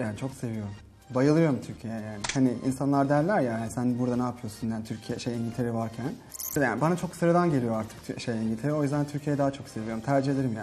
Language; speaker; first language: Turkish; non-native, fluent; English